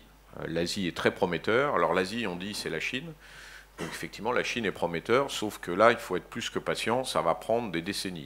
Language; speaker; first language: French; native; French